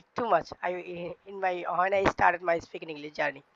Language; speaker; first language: English; non-native, learner; Bangla